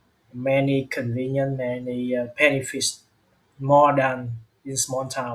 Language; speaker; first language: English; non-native, learner; Vietnamese